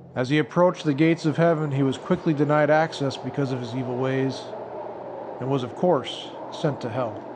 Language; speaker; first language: English; native; English